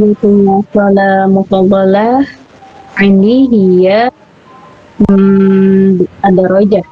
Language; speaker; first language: Arabic; non-native, learner; Indonesian